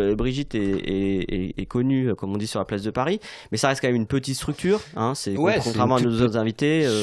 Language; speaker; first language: French; native; French